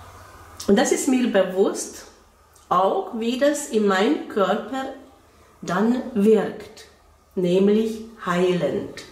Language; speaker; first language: German; non-native, fluent; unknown